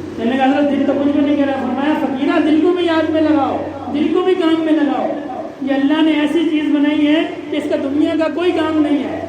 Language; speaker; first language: Urdu; non-native, local second language; Punjabi